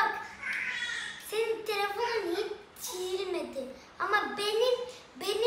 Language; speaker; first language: Turkish; early bilingual, heritage; Turkish